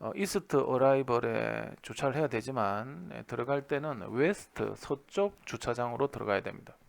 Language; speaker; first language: Korean; native; Korean